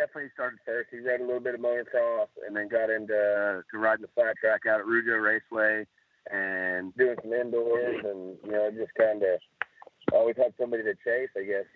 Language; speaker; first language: English; native; English